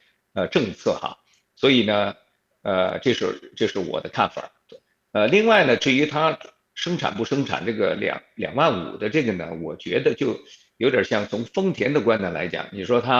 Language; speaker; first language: Chinese; native; Chinese